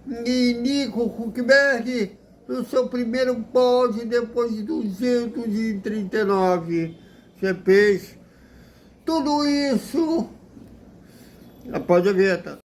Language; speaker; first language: Portuguese; native; Portuguese